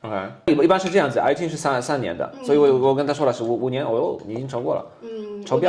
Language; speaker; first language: Chinese; non-native, fluent; Polish